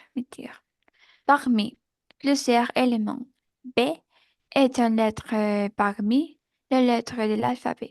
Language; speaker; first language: French; non-native, learner; Spanish